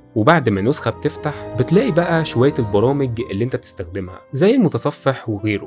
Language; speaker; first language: Arabic; native; Arabic